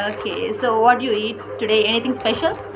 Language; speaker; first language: English; non-native, learner; Kannada